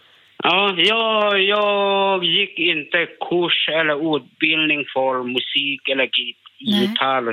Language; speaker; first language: Swedish; non-native, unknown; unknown